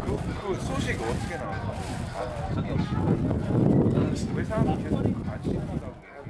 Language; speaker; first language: Korean; early bilingual, heritage; Korean